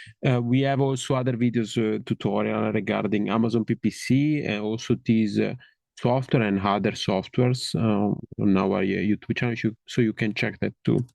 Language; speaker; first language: English; non-native, fluent; Italian